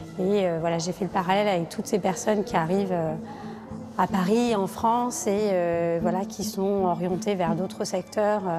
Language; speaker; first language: French; early bilingual, other home language; Arabic